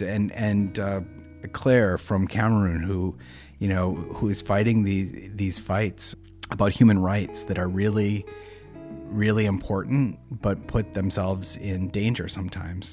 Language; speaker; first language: English; native; English